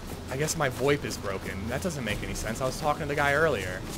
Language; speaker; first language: English; native; English